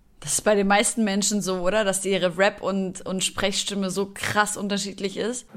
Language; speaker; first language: German; early bilingual, other home language; Arabic